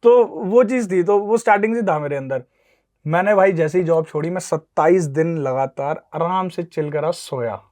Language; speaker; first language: Hindi; native; Hindi